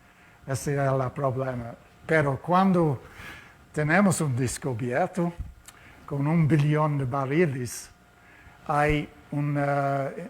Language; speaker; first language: Spanish; non-native, fluent; Portuguese